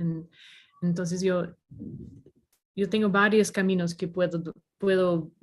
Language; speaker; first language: Spanish; non-native, learner; English